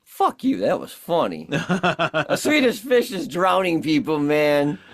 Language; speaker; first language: English; native; English